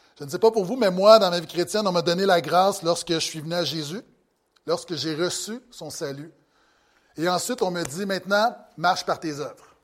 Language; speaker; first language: French; native; French